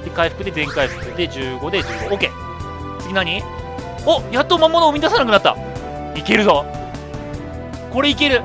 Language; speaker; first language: Japanese; native; Japanese